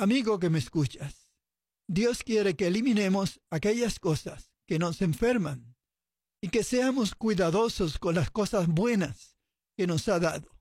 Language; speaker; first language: Spanish; native; Spanish